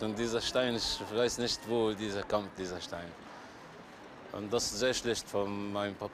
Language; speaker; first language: German; non-native, learner; Arabic